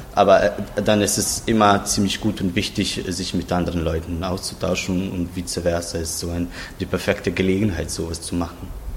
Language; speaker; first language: German; non-native, fluent; Croatian